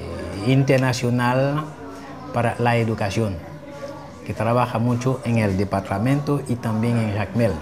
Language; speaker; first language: Spanish; non-native, fluent; Haitian Creole